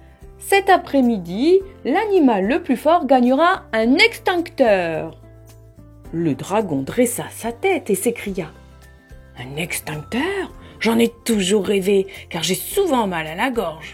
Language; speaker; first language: French; native; French